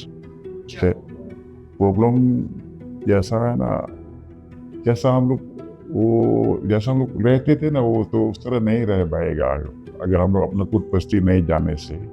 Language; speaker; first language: Hindi; non-native, local second language; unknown